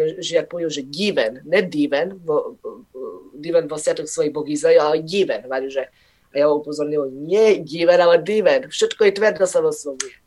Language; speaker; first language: Slovak; non-native, local second language; Rusyn